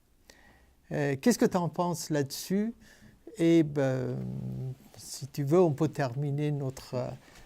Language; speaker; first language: French; non-native, fluent; Persian